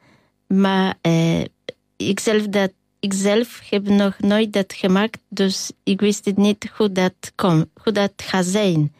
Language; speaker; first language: Dutch; non-native, learner; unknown